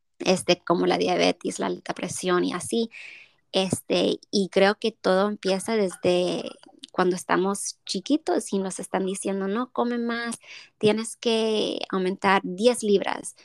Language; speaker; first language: Spanish; early bilingual, heritage; Spanish